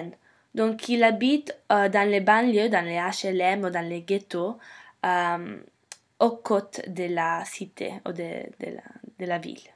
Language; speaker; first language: French; non-native, learner; English